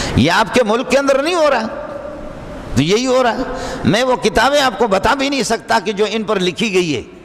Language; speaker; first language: Urdu; non-native, local second language; Brahui